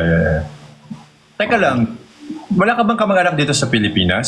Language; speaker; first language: Filipino; native; Filipino